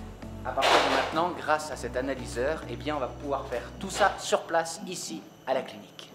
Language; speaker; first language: French; native; French